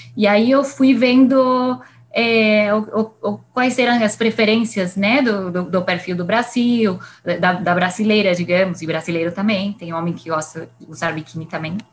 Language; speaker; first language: Portuguese; non-native, fluent; Spanish